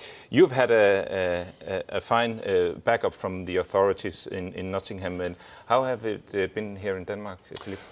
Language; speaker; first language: English; non-native, fluent; Danish